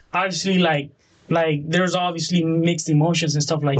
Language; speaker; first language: English; early bilingual, other home language; Spanish